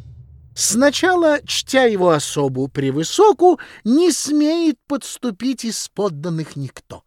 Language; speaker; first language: Russian; native; Russian